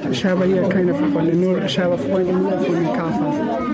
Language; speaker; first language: German; non-native, learner; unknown